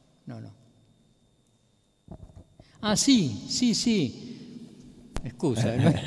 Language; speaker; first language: Italian; non-native, learner; Spanish